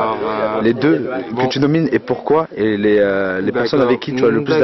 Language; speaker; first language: French; native; French